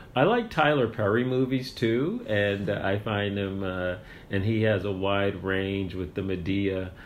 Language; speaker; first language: English; native; English